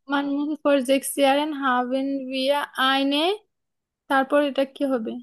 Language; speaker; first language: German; non-native, learner; Bangla